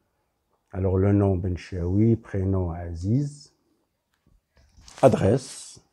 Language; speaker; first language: French; non-native, local second language; Arabic